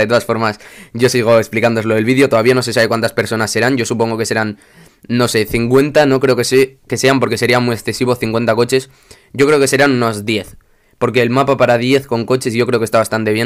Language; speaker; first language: Spanish; native; Spanish